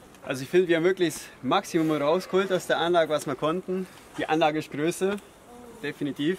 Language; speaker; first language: German; native; German